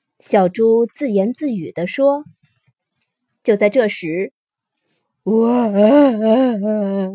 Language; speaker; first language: Chinese; native; Chinese